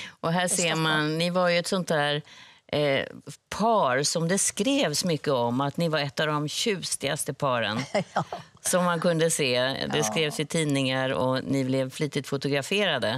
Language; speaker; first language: Swedish; native; Swedish